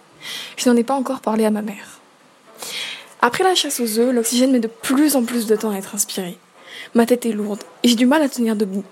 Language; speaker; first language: French; native; French